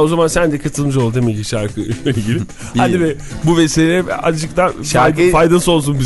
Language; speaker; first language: Turkish; native; Turkish